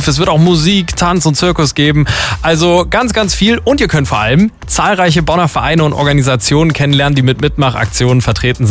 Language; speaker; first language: German; native; German